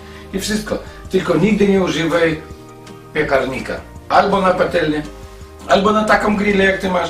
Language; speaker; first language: Polish; non-native, fluent; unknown